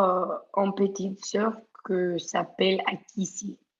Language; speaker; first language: French; non-native, learner; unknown